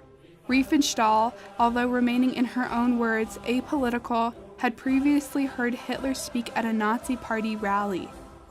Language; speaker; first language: English; native; English